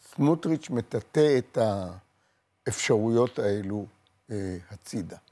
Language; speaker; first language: Hebrew; native; Hebrew